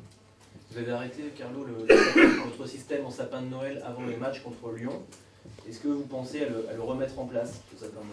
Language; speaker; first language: French; native; French